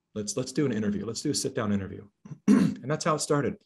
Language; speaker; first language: English; native; English